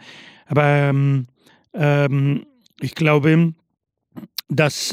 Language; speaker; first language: German; non-native, learner; Spanish